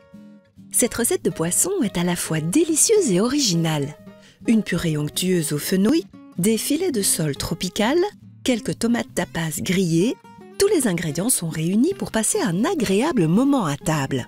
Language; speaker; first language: French; native; French